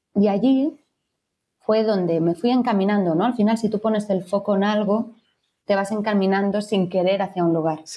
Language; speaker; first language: Spanish; native; Spanish